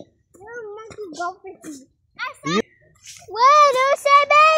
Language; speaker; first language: English; early bilingual, other home language; Nepali